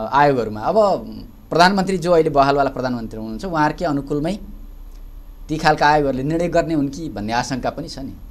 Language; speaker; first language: Nepali; native; Nepali